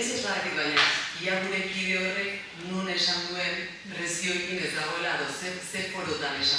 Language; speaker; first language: Basque; native; Basque